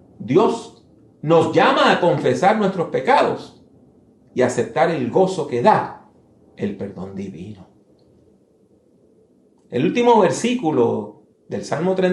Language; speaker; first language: Spanish; native; Spanish